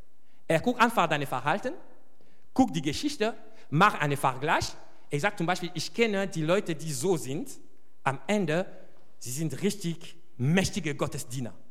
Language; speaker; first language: German; non-native, fluent; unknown